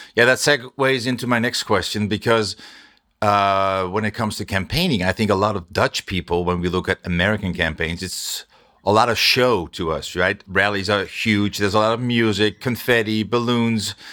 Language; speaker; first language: English; non-native, fluent; Dutch